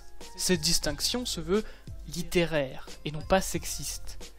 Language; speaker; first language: French; native; French